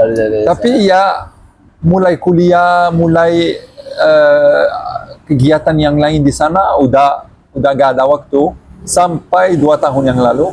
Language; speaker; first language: Indonesian; non-native, learner; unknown